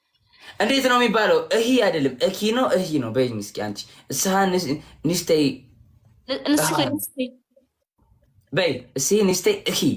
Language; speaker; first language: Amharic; non-native, learner; Tigrinya